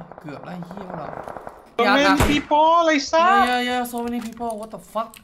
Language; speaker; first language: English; non-native, learner; Thai